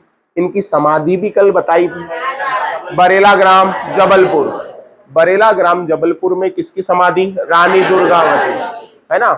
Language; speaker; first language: Hindi; native; Hindi